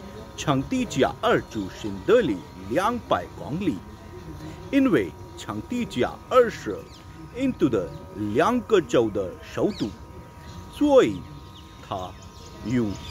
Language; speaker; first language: Chinese; non-native, learner; Hindi